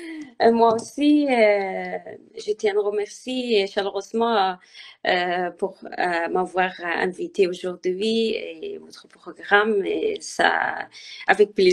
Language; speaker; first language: French; non-native, learner; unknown